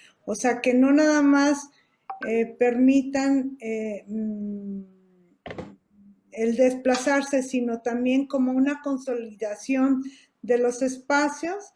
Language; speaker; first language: Spanish; native; Spanish